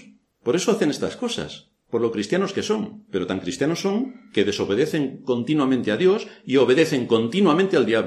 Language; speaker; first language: Spanish; native; Spanish